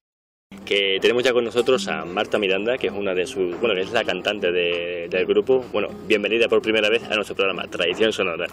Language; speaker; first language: Spanish; native; Spanish